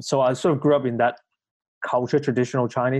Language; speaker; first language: English; non-native, local second language; Cantonese